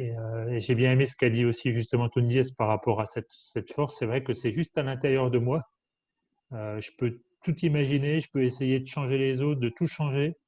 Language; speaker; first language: French; native; French